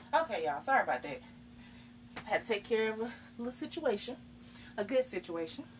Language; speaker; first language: English; native; English